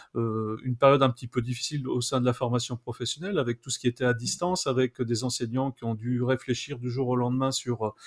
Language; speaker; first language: French; native; French